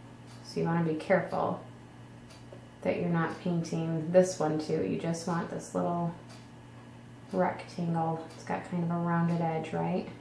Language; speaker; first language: English; native; English